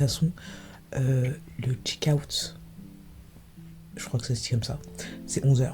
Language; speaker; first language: French; native; French